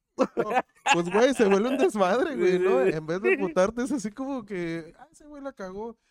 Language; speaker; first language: Spanish; native; Spanish